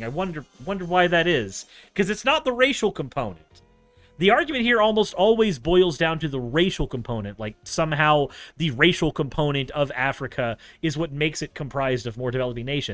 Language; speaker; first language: English; native; English